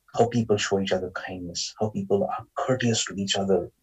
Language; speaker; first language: English; non-native, local second language; Marathi